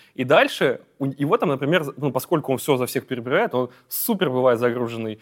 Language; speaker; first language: Russian; native; Russian